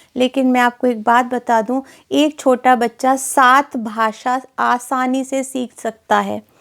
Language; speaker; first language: Hindi; native; Hindi